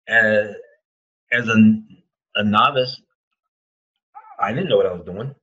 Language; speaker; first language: English; native; English